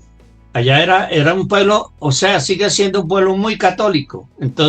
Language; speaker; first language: Spanish; native; Spanish